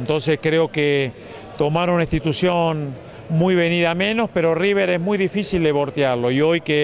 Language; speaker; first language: Spanish; native; Spanish